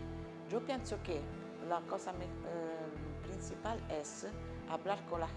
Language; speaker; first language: Spanish; non-native, learner; Italian